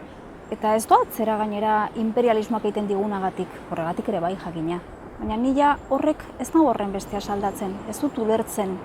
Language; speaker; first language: Basque; native; Basque